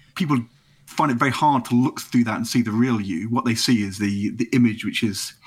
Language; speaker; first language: English; native; English